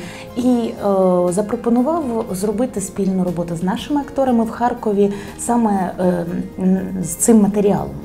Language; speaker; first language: Ukrainian; native; Ukrainian